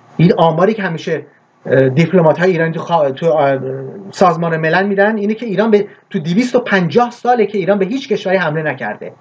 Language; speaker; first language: Persian; early bilingual, heritage; Persian